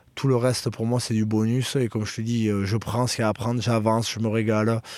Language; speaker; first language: French; native; French